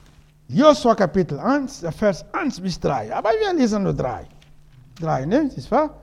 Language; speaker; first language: German; non-native, learner; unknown